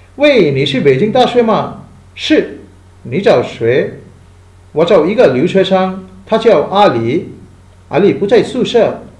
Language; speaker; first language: Chinese; non-native, fluent; Bangla